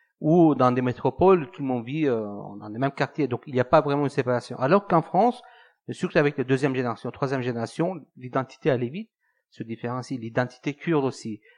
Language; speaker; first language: French; non-native, fluent; Turkish